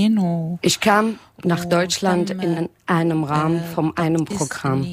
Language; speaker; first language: German; non-native, learner; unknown